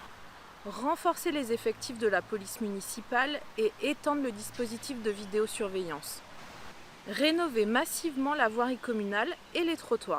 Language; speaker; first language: French; native; French